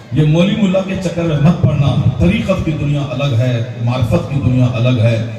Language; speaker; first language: Urdu; native; Urdu